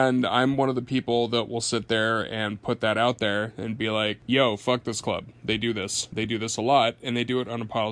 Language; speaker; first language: English; native; English